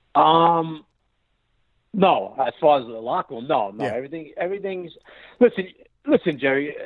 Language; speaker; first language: English; native; English